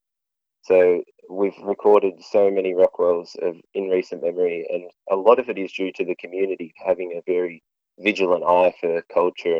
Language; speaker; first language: English; native; English